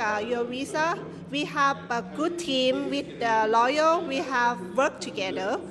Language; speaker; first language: English; non-native, learner; Thai